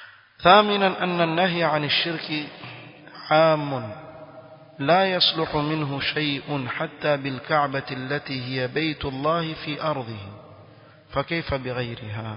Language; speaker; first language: Arabic; non-native, fluent; Swahili